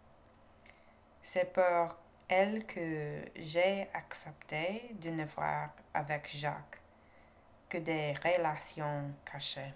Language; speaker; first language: French; non-native, learner; English